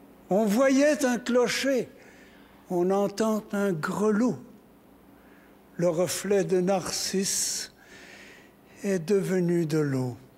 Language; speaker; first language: French; native; French